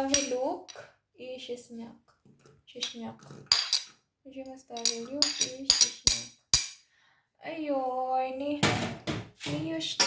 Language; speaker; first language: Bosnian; non-native, learner; Filipino